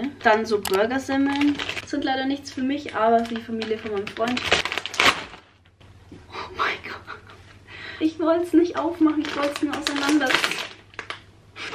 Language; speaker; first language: German; native; German